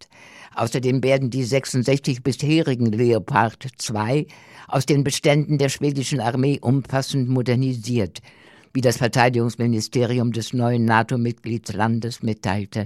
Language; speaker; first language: German; native; German